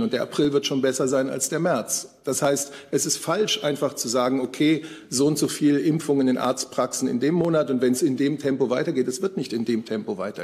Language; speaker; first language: German; native; German